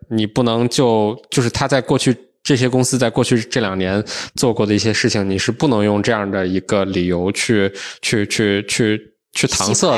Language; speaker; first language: Chinese; native; Chinese